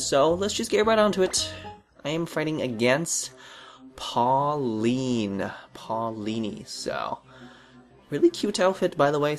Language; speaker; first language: English; native; English